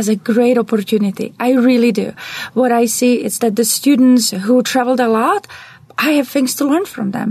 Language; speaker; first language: English; non-native, fluent; Czech